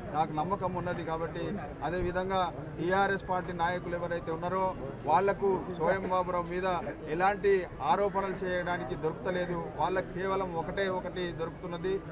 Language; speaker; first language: Telugu; non-native, local second language; Gondi